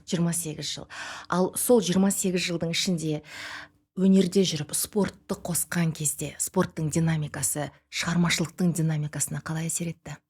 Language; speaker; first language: Kazakh; native; Kazakh